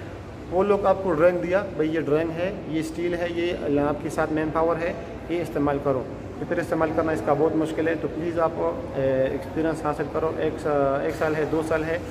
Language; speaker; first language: Hindi; non-native, local second language; Pashto